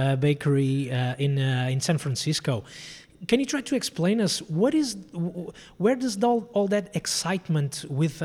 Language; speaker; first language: English; non-native, fluent; Portuguese